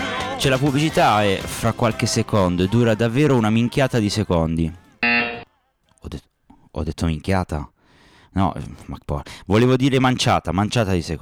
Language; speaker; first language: Italian; native; Italian